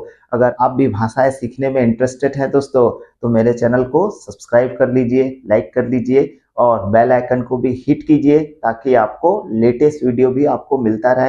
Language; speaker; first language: Hindi; non-native, local second language; Odia